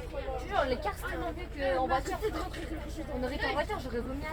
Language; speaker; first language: French; native; French